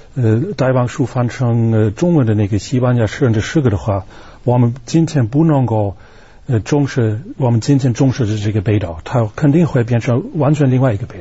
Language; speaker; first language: Chinese; non-native, fluent; German